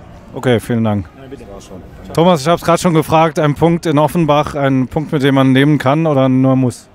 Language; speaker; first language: German; native; German